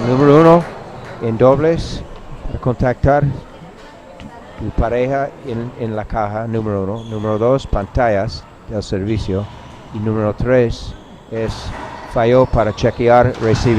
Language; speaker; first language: Spanish; non-native, learner; English